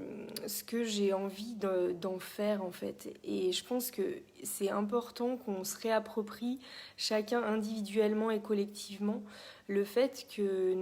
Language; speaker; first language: French; native; French